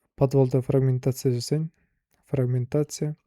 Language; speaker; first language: Russian; non-native, local second language; Kazakh